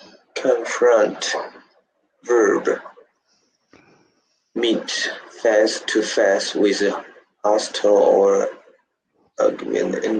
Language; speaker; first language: English; non-native, learner; Chinese